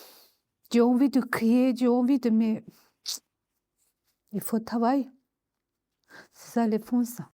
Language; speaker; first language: French; non-native, learner; Tibetan